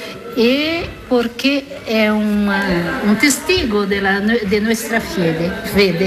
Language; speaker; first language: Spanish; non-native, learner; Italian